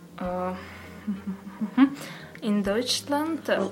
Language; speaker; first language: German; non-native, learner; Russian